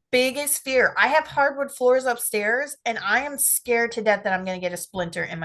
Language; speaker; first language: English; native; English